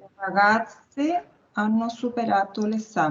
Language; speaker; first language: Italian; non-native, learner; Spanish